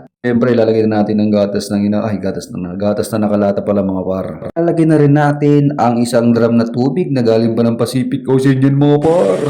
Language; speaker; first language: Filipino; native; Filipino